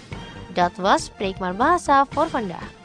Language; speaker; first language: Dutch; non-native, fluent; Indonesian